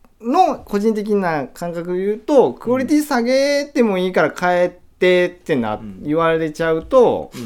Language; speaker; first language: Japanese; native; Japanese